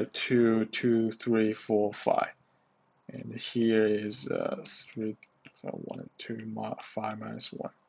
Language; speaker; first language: English; non-native, learner; Chinese